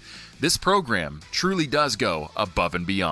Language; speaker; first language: English; native; English